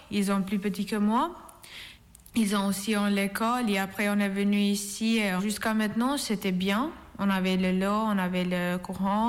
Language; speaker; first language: French; non-native, learner; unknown